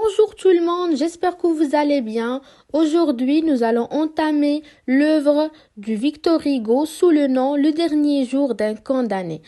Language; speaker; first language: French; non-native, local second language; Arabic